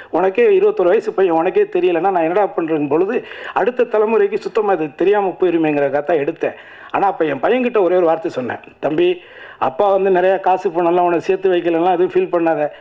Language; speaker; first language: Tamil; native; Tamil